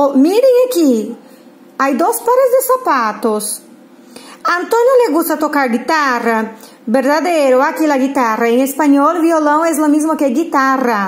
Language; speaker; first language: Spanish; non-native, fluent; Portuguese